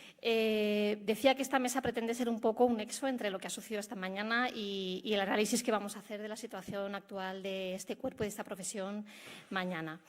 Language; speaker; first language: Spanish; native; Spanish